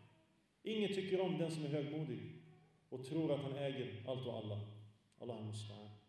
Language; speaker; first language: Swedish; early bilingual, other home language; Arabic